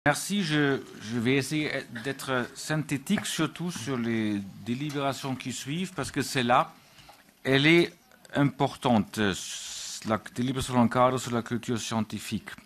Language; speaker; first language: French; non-native, fluent; German